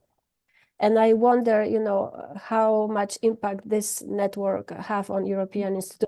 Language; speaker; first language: English; non-native, fluent; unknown